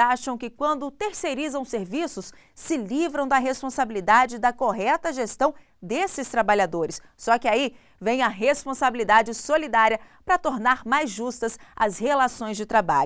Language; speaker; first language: Portuguese; native; Portuguese